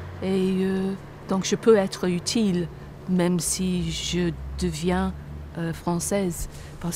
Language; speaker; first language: French; non-native, fluent; English